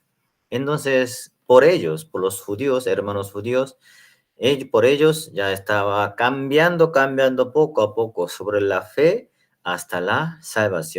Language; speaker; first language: Spanish; non-native, learner; Korean